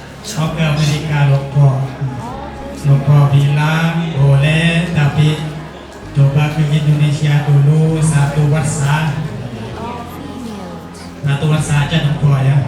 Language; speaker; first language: Indonesian; non-native, learner; Thai